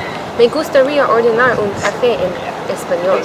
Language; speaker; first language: Spanish; non-native, learner; English